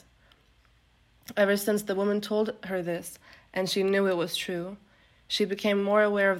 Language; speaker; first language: English; non-native, fluent; Turkish